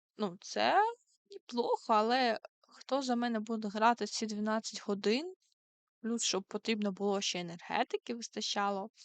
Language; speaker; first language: Ukrainian; non-native, local second language; Russian